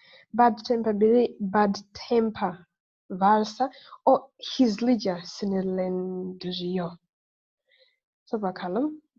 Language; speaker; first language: Turkish; non-native, fluent; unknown